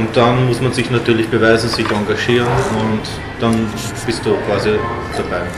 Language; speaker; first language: German; native; German